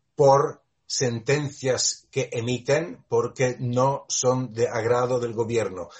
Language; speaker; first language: Spanish; non-native, fluent; Polish